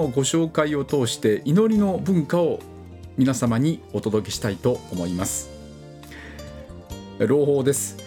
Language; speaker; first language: Japanese; native; Japanese